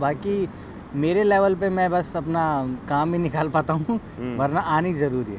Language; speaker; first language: Hindi; native; Hindi